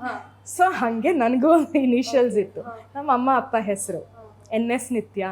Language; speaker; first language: Kannada; non-native, local second language; Malayalam